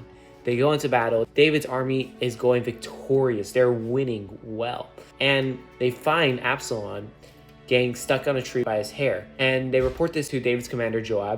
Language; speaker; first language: English; native; English